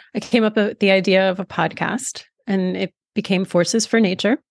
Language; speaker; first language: English; native; English